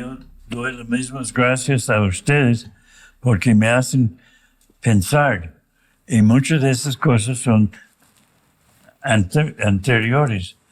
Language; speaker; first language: Spanish; non-native, fluent; English